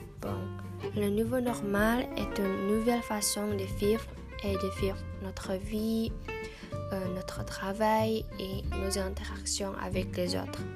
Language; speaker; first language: French; non-native, fluent; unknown